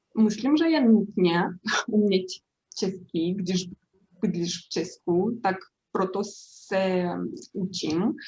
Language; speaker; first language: Czech; non-native, learner; Romanian